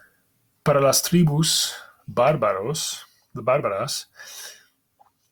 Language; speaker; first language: Spanish; non-native, fluent; English